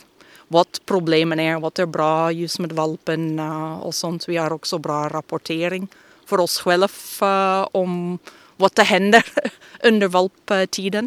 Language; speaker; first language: Swedish; non-native, fluent; English